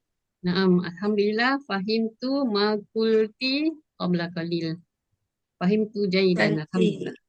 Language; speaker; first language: Arabic; non-native, learner; Malay